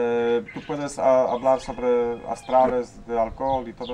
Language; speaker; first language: Spanish; non-native, learner; Polish